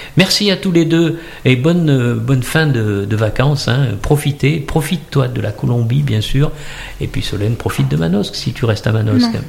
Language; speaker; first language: French; native; French